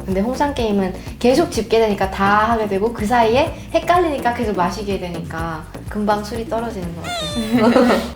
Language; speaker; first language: Korean; non-native, fluent; Indonesian